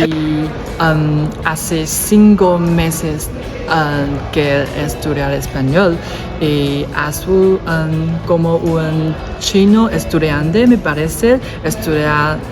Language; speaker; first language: Spanish; non-native, learner; Chinese